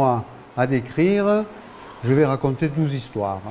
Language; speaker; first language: French; native; French